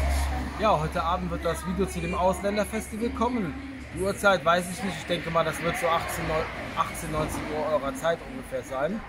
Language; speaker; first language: German; native; German